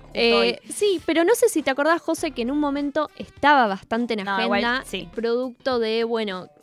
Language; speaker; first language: Spanish; native; Spanish